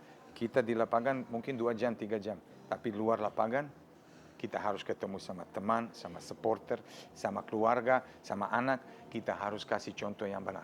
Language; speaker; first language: Indonesian; non-native, fluent; Serbian